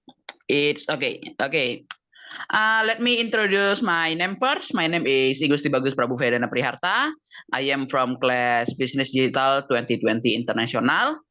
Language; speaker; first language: English; non-native, fluent; Indonesian